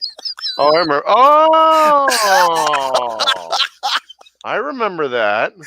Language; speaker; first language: English; native; English